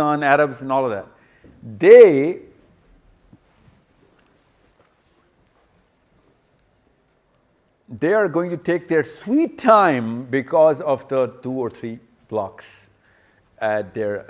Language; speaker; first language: English; non-native, local second language; Urdu